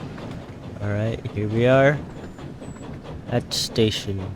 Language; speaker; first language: English; native; English